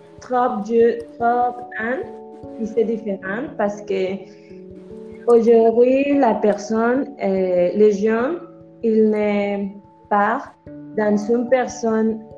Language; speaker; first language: French; non-native, learner; Spanish